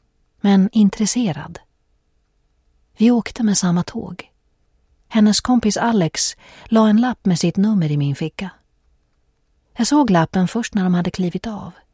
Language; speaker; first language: Swedish; native; Swedish